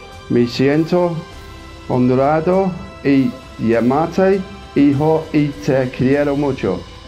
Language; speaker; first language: Spanish; non-native, learner; English